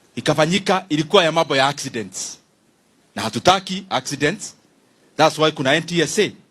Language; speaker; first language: Swahili; non-native, local second language; Kikuyu